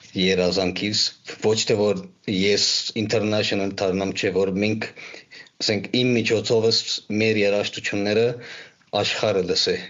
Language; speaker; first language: Armenian; early bilingual, heritage; Armenian